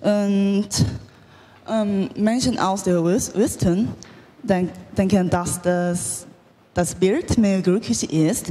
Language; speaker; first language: German; non-native, learner; Korean